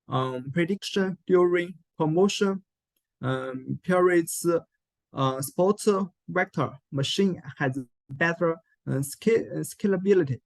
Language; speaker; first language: English; non-native, learner; Chinese